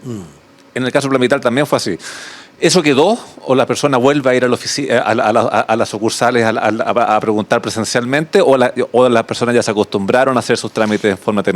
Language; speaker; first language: Spanish; native; Spanish